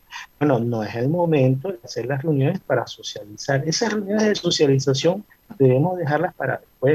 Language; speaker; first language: Spanish; native; Spanish